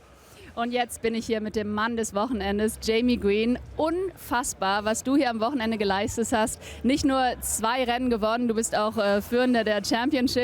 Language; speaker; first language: German; native; German